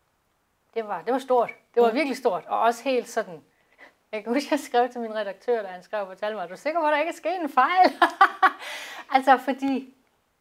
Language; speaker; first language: Danish; native; Danish